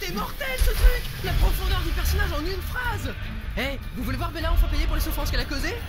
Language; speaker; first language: French; native; French